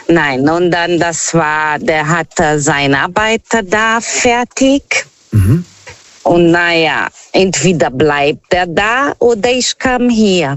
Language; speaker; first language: German; non-native, learner; Portuguese